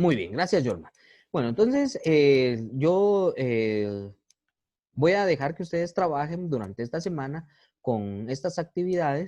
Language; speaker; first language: Spanish; native; Spanish